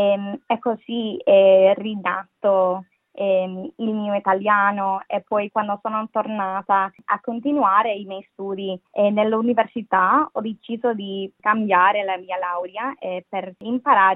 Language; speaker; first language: Italian; non-native, fluent; English